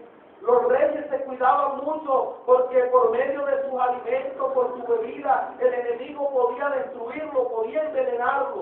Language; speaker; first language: Spanish; native; Spanish